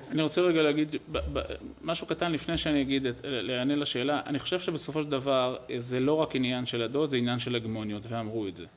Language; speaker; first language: Hebrew; native; Hebrew